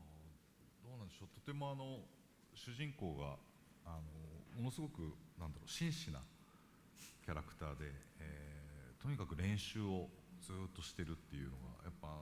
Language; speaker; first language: Japanese; native; Japanese